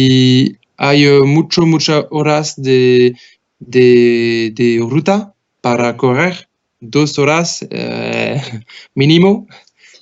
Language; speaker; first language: Spanish; non-native, learner; French